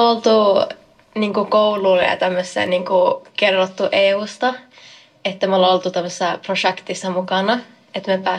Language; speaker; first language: Finnish; early bilingual, heritage; Finnish